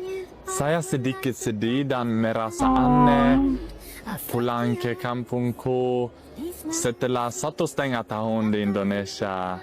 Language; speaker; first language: Indonesian; non-native, learner; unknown